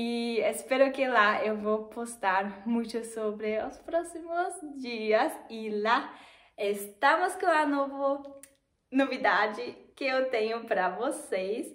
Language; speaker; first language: Portuguese; non-native, fluent; German